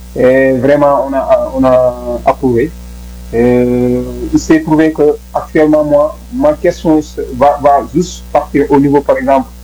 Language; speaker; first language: French; non-native, local second language; Wolof